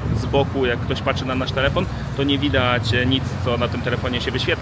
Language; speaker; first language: Polish; native; Polish